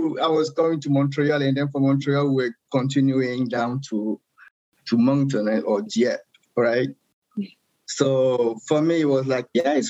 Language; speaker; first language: English; non-native, local second language; French